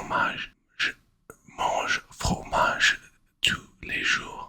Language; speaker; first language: French; non-native, learner; English